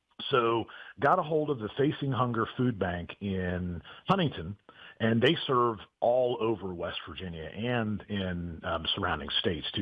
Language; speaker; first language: English; native; English